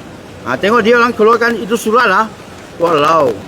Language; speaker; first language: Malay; non-native, local second language; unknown